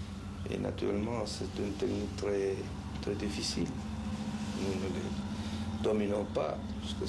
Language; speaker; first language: French; non-native, fluent; Spanish